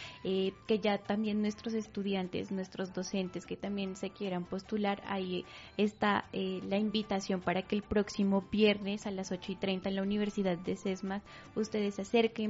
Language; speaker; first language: Spanish; native; Spanish